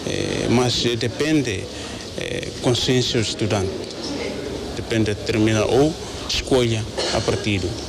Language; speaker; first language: Portuguese; non-native, learner; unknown